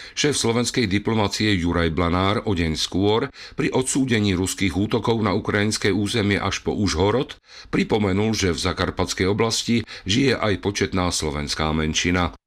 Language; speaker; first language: Slovak; native; Slovak